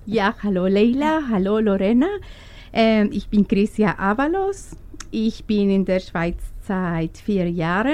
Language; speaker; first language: German; non-native, learner; Spanish